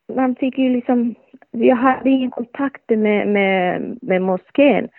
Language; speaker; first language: Swedish; non-native, fluent; Somali